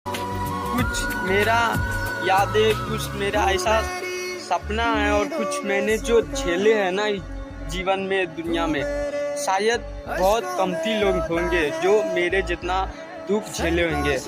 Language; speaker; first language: Hindi; non-native, local second language; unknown